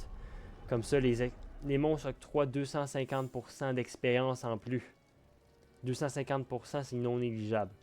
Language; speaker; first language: French; native; French